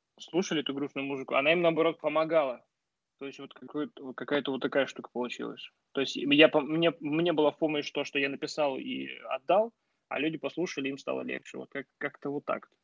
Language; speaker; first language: Russian; native; Russian